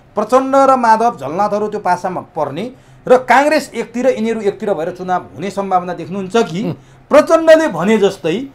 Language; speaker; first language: Nepali; native; Nepali